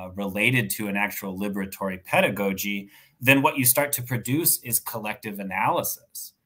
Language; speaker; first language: English; native; English